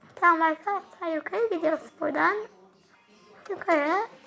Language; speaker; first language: Turkish; early bilingual, heritage; Turkish